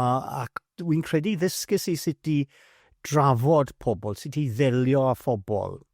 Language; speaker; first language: Welsh; non-native, fluent; English